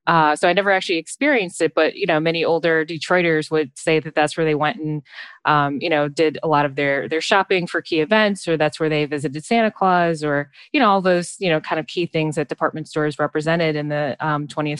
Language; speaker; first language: English; native; English